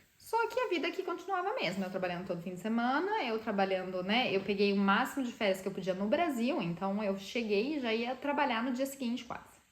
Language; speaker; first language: Portuguese; native; Portuguese